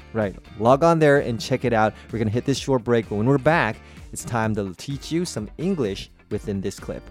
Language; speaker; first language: English; early bilingual, other home language; Chinese